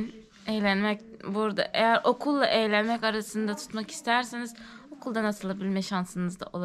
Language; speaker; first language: Turkish; non-native, fluent; Turkmen